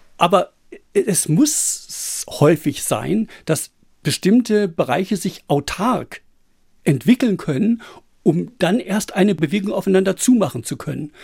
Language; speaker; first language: German; native; German